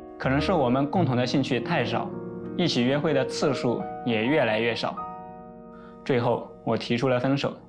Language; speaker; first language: Chinese; native; Chinese